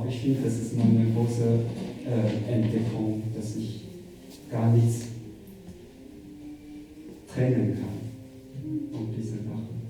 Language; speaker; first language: German; non-native, fluent; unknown